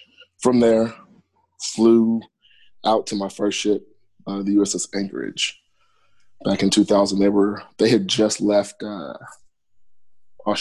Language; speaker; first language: English; native; English